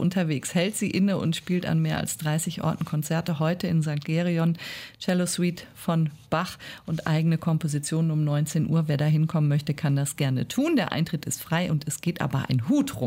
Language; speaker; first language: German; native; German